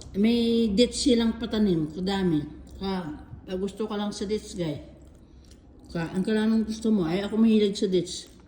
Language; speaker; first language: Filipino; native; Filipino